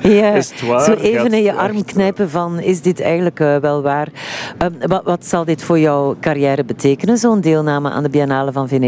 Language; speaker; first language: Dutch; native; Dutch